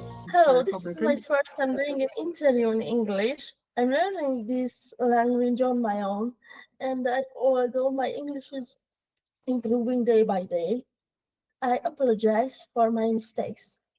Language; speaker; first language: English; non-native, learner; Hungarian